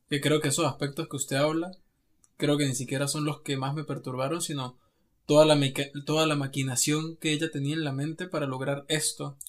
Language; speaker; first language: Spanish; native; Spanish